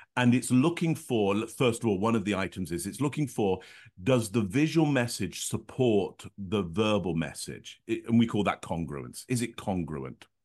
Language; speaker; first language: English; native; English